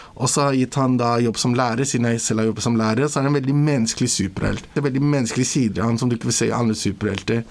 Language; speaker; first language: Norwegian; early bilingual, other home language; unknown